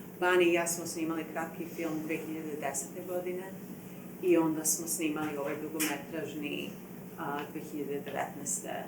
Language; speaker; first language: Bosnian; early bilingual, heritage; Serbian